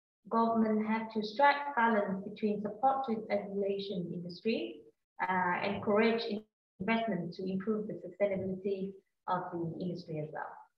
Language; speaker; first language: English; non-native, fluent; Vietnamese